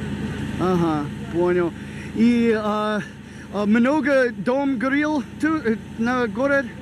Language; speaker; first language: Russian; non-native, learner; English